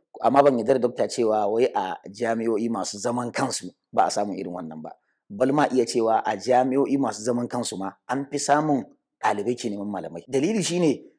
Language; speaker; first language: Hausa; native; Hausa